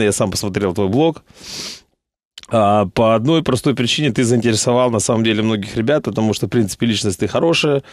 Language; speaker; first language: Russian; native; Russian